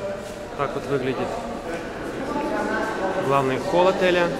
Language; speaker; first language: Russian; native; Russian